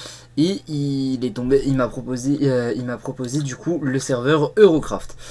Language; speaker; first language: French; native; French